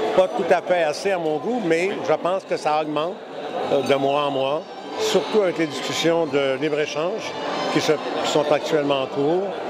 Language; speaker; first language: French; native; French